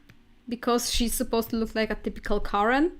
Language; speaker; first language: English; non-native, fluent; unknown